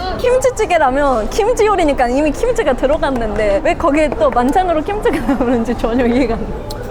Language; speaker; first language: Korean; non-native, fluent; Japanese